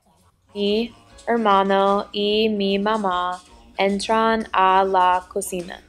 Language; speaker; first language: Spanish; non-native, learner; English